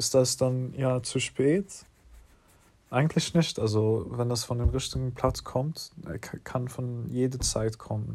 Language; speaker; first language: German; non-native, learner; English